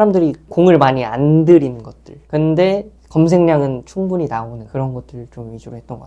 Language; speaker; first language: Korean; native; Korean